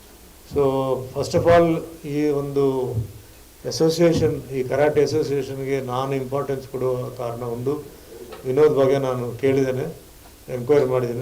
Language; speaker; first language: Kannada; non-native, local second language; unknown